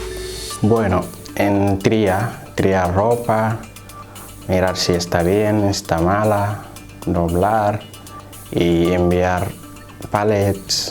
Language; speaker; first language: Spanish; non-native, learner; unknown